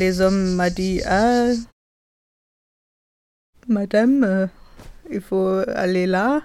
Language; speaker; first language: French; non-native, learner; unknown